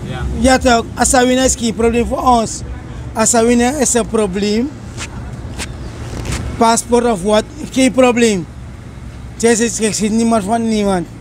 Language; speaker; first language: Dutch; non-native, local second language; Sranan Tongo